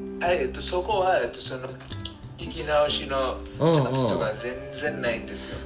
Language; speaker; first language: Japanese; non-native, learner; Bangla